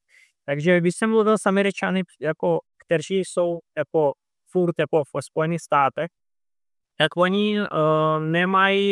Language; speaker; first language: Czech; non-native, fluent; Russian